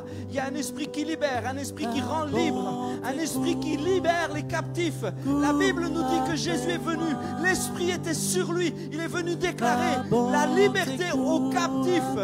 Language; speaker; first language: French; native; French